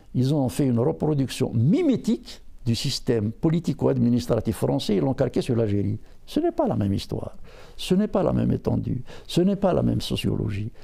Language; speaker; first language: French; non-native, local second language; Berber languages